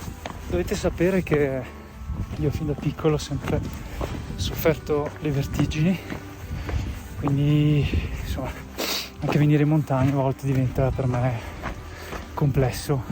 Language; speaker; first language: Italian; native; Italian